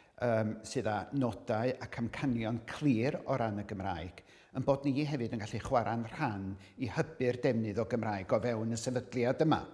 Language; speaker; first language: Welsh; native; Welsh